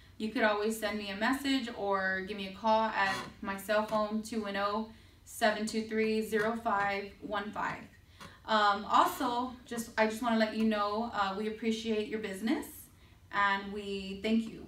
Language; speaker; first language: English; early bilingual, other home language; Spanish